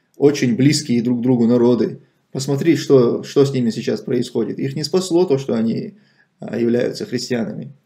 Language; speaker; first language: Russian; non-native, local second language; Chechen